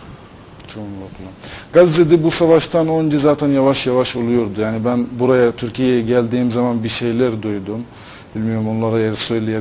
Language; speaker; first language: Turkish; non-native, fluent; Arabic